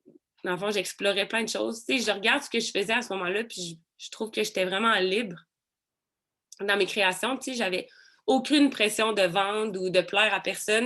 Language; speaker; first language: French; native; French